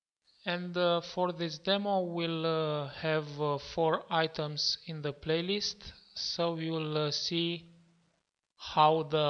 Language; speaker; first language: English; non-native, fluent; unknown